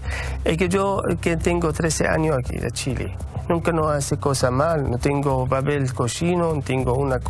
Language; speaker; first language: Spanish; non-native, learner; Arabic